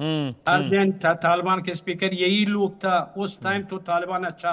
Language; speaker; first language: Hindi; non-native, fluent; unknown